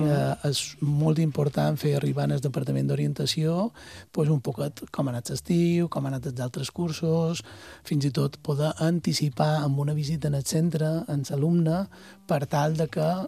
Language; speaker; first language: Catalan; native; Catalan